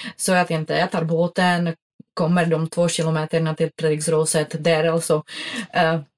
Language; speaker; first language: Swedish; non-native, fluent; Czech